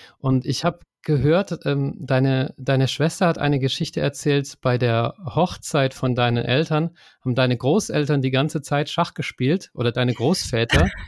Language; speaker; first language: German; native; German